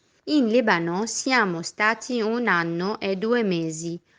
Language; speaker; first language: Italian; non-native, fluent; Arabic